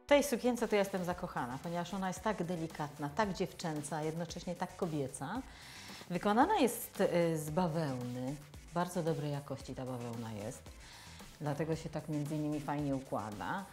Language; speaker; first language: Polish; native; Polish